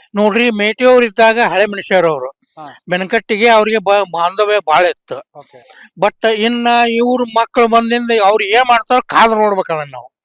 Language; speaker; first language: Kannada; native; Kannada